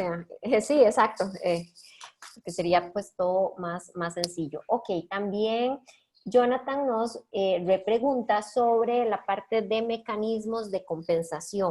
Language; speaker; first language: Spanish; native; Spanish